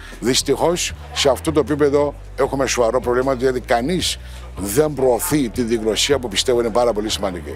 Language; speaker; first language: Greek; non-native, local second language; Turkish